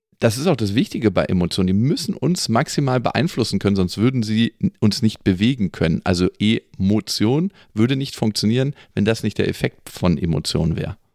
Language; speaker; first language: German; native; German